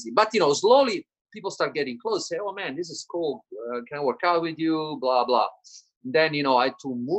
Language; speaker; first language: English; non-native, fluent; Italian